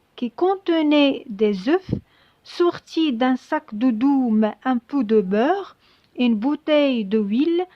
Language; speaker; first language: French; non-native, local second language; Arabic